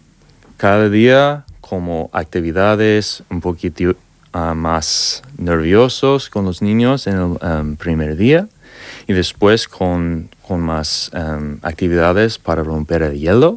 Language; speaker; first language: Spanish; non-native, learner; English